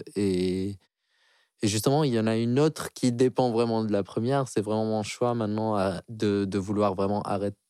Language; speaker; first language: French; non-native, local second language; Arabic